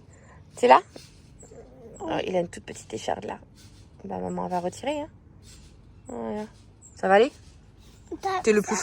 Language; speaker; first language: French; native; French